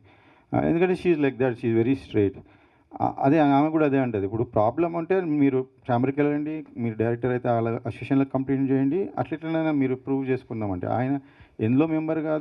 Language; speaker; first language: Telugu; native; Telugu